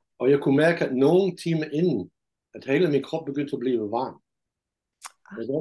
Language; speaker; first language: Danish; non-native, fluent; Dutch